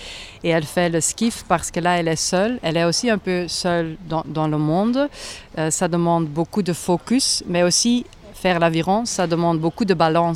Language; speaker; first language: French; non-native, local second language; Dutch